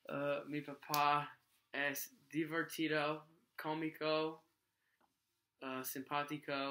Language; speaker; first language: Spanish; non-native, learner; English